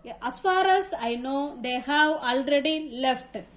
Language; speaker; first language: English; non-native, local second language; Tamil